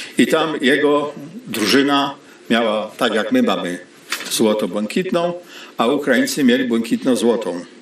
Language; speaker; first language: Polish; non-native, local second language; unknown